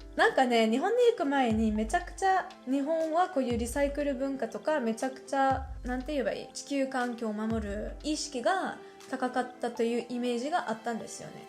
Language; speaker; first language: Japanese; non-native, fluent; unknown